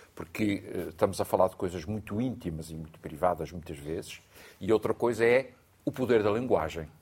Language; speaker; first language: Portuguese; native; Portuguese